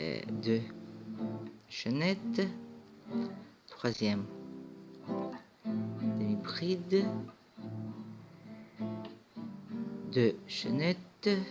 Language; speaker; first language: French; non-native, fluent; Greek